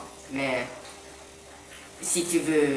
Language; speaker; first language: French; non-native, learner; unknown